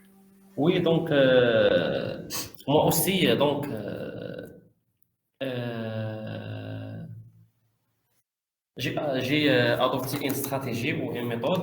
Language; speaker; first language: French; non-native, learner; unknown